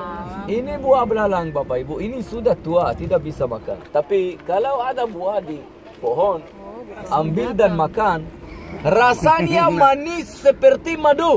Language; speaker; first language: Indonesian; non-native, learner; Hebrew